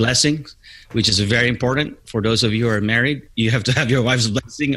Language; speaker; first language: English; non-native, local second language; Filipino